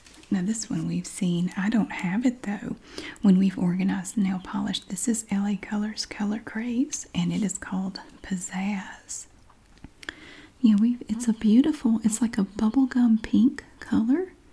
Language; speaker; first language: English; native; English